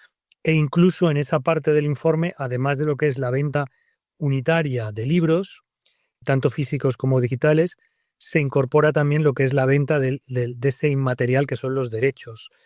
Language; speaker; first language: Spanish; native; Spanish